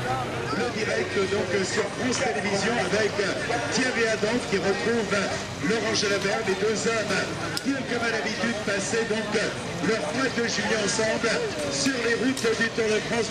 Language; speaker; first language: French; native; French